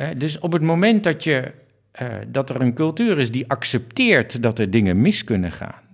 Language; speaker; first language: Dutch; native; Dutch